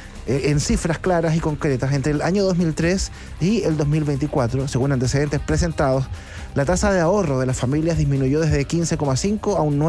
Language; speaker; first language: Spanish; native; Spanish